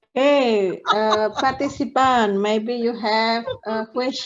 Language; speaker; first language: English; non-native, fluent; Indonesian